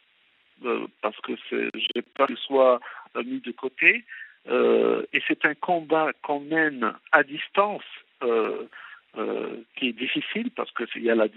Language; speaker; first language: French; non-native, local second language; Arabic